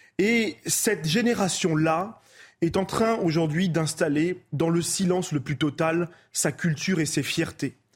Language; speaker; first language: French; native; French